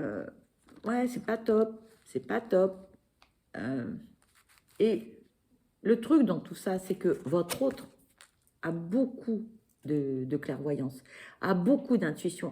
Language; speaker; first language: French; native; French